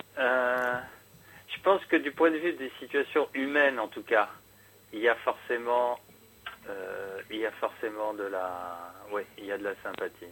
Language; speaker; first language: French; native; French